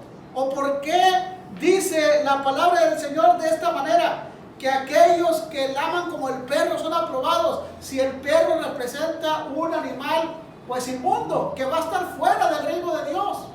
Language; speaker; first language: Spanish; native; Spanish